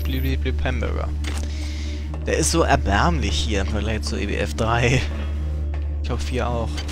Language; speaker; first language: German; native; German